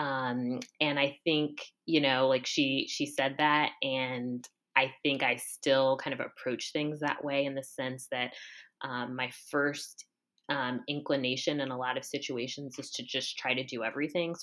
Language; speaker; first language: English; native; English